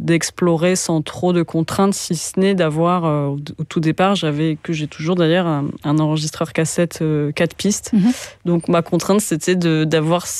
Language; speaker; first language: French; native; French